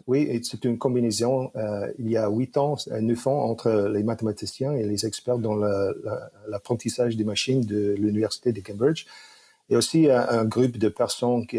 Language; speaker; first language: French; non-native, fluent; English